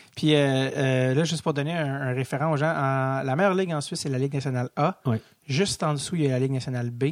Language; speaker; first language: French; native; French